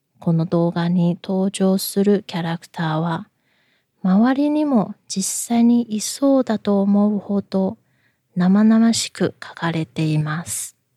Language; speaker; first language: Japanese; non-native, fluent; Chinese